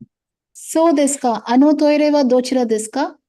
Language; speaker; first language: Japanese; non-native, learner; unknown